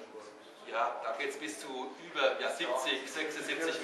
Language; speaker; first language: German; native; German